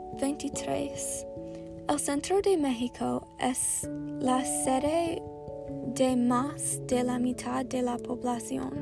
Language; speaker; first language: Spanish; non-native, learner; English